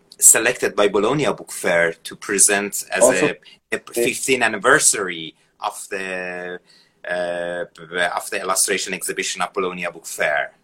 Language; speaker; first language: English; non-native, fluent; Persian